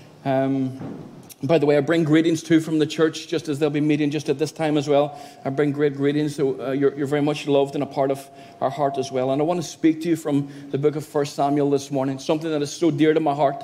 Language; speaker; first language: English; native; English